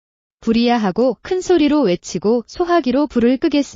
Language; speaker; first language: Korean; non-native, learner; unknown